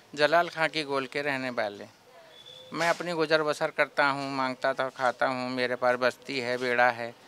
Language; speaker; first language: Hindi; native; Hindi